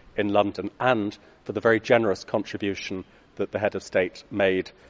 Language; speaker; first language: English; native; English